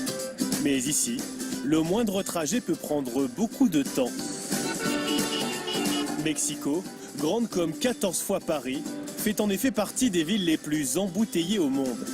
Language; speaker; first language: French; native; French